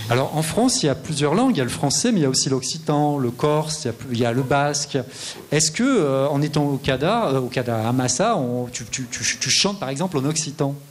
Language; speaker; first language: French; native; French